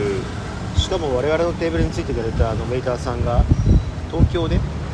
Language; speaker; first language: Japanese; native; Japanese